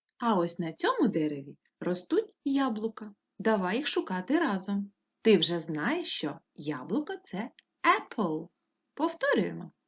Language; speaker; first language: Ukrainian; native; Ukrainian